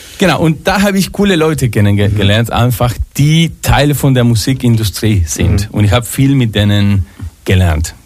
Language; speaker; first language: German; non-native, fluent; Spanish